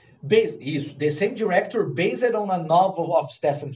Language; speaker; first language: English; non-native, fluent; Portuguese